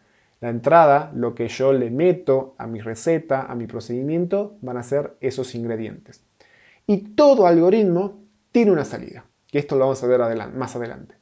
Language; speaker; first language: Spanish; native; Spanish